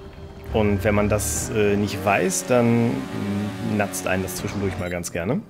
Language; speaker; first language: German; native; German